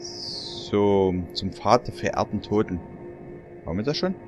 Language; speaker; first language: German; native; German